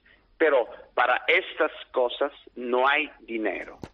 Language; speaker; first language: Spanish; non-native, fluent; Italian